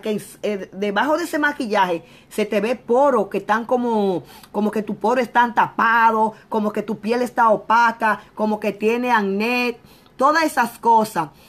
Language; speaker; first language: Spanish; native; Spanish